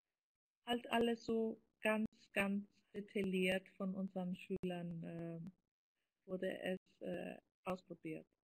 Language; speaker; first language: German; non-native, fluent; Greek